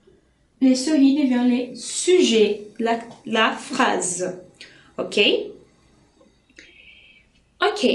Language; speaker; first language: French; non-native, fluent; Portuguese